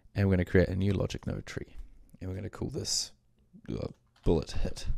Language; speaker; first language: English; native; English